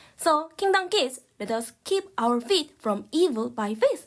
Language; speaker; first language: English; non-native, fluent; Korean